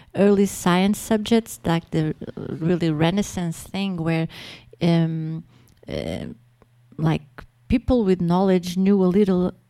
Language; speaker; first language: English; non-native, fluent; Portuguese